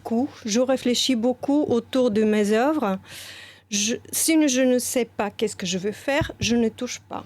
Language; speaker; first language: French; non-native, fluent; Bulgarian